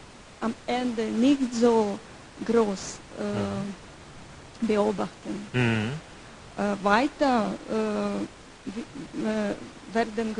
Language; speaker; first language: German; non-native, learner; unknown